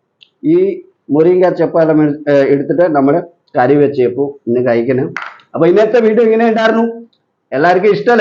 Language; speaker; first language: Malayalam; non-native, fluent; Odia